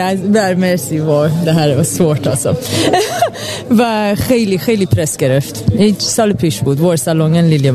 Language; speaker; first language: Persian; early bilingual, heritage; Persian